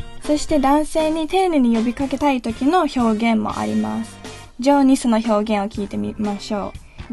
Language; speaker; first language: Japanese; native; Japanese